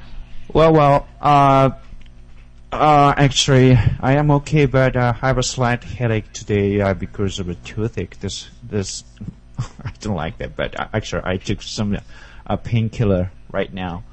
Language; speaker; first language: English; non-native, learner; Japanese